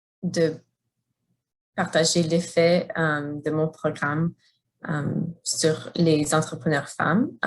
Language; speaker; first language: French; non-native, fluent; English